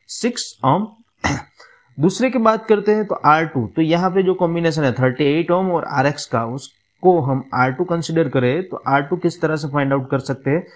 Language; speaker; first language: Hindi; non-native, local second language; Gujarati